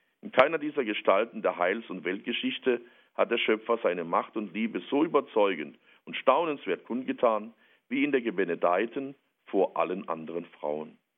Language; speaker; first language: German; native; German